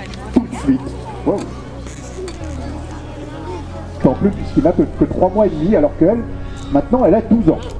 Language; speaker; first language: French; native; French